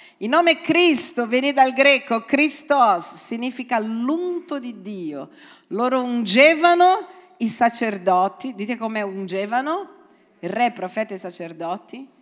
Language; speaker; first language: Italian; non-native, fluent; Portuguese